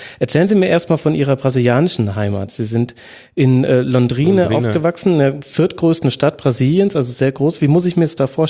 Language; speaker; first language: German; native; German